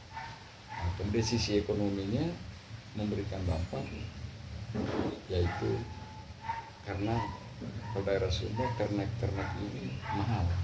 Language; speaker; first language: Indonesian; non-native, local second language; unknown